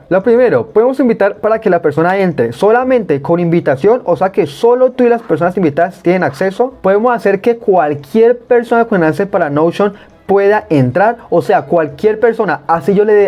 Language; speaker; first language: Spanish; native; Spanish